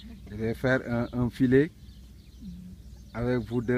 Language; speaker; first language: French; non-native, local second language; Wolof